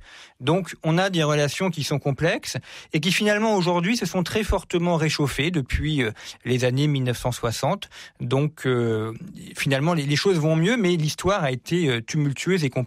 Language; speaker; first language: French; native; French